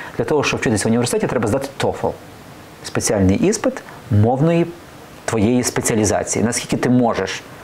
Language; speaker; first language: Ukrainian; native; Ukrainian